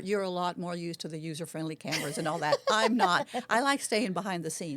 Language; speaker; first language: English; native; English